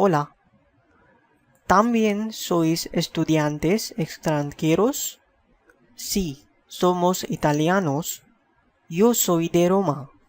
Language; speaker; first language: Spanish; non-native, fluent; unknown